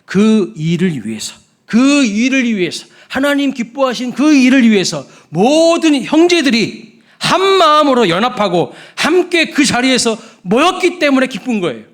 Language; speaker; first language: Korean; native; Korean